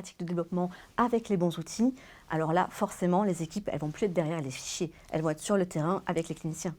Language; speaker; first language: French; native; French